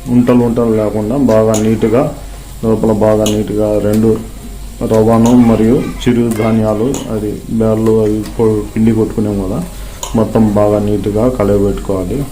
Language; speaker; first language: Telugu; non-native, local second language; Urdu